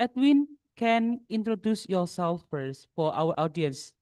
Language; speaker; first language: English; non-native, local second language; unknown